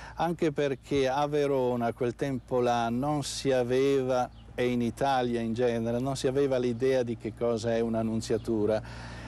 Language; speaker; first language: Italian; native; Italian